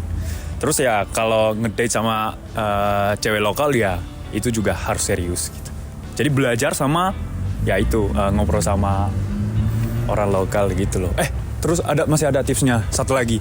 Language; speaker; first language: Indonesian; non-native, fluent; Japanese